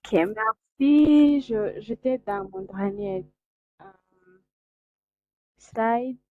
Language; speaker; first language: French; non-native, local second language; Kinyarwanda